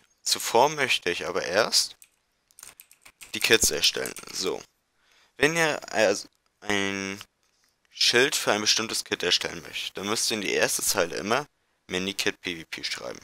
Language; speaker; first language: German; native; German